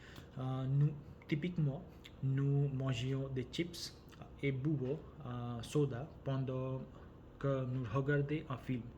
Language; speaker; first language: French; non-native, learner; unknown